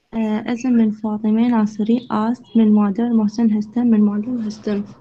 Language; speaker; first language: Persian; non-native, learner; Arabic